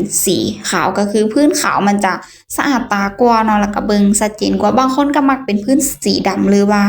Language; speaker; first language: Thai; non-native, local second language; Lao